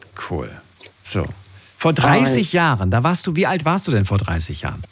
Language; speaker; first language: German; native; German